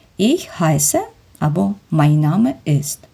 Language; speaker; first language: German; non-native, fluent; Ukrainian